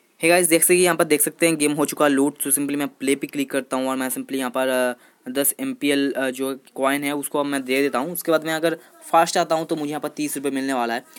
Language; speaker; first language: Hindi; non-native, local second language; Bangla